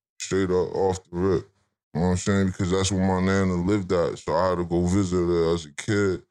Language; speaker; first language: English; native; English